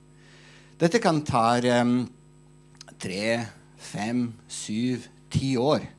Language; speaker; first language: Norwegian; non-native, fluent; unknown